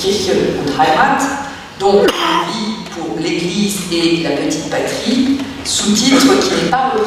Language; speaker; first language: French; native; French